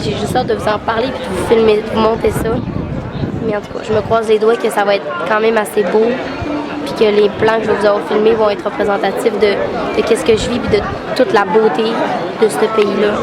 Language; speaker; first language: French; native; French